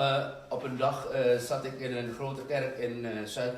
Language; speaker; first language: Dutch; non-native, fluent; Indonesian